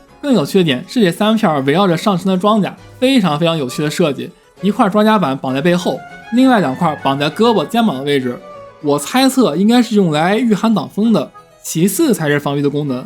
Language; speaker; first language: Chinese; native; Chinese